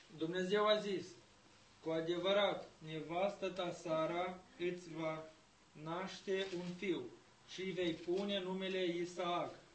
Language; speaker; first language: Romanian; native; Romanian